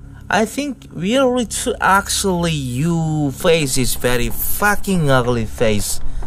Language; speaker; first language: English; non-native, learner; Korean